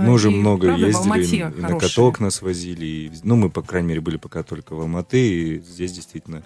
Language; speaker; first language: Russian; native; Russian